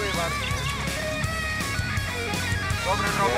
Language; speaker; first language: Polish; non-native, learner; Spanish